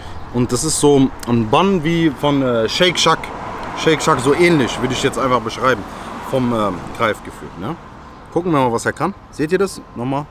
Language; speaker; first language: German; non-native, local second language; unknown